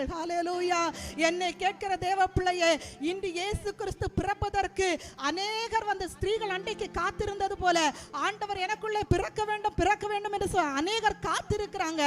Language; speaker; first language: Tamil; native; Tamil